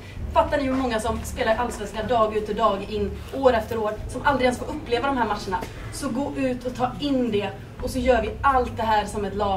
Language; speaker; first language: Swedish; native; Swedish